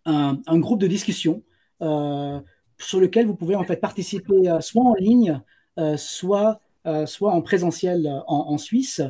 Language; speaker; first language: French; native; French